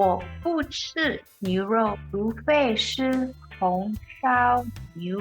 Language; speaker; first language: Chinese; non-native, learner; English